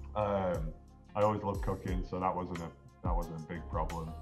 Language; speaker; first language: English; native; English